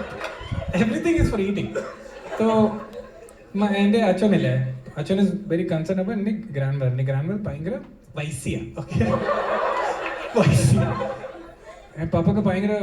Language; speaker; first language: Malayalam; non-native, learner; English